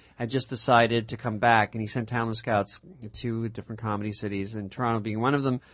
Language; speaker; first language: English; native; English